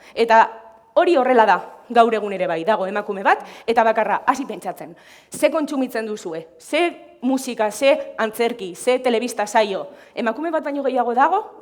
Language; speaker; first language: Basque; non-native, local second language; Spanish